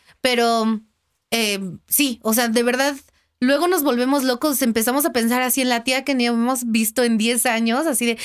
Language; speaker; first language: Spanish; native; Spanish